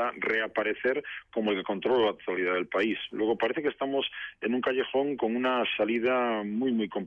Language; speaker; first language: Spanish; native; Spanish